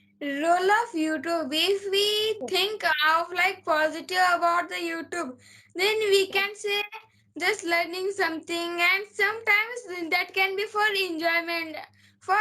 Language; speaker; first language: English; non-native, learner; Marathi